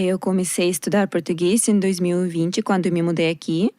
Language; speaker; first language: Portuguese; non-native, learner; Russian